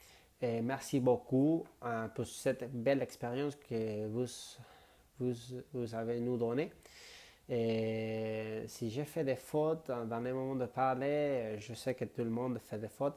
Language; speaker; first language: French; non-native, learner; Spanish